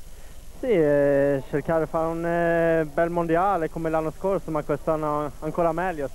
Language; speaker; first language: Italian; non-native, fluent; Swedish